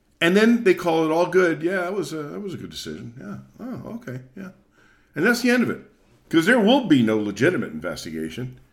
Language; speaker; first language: English; native; English